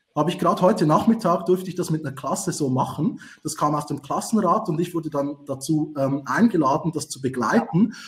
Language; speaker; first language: German; native; German